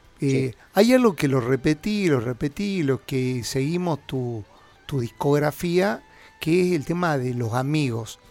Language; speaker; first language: Spanish; native; Spanish